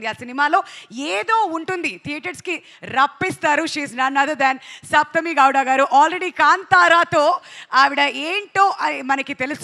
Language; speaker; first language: Telugu; native; Telugu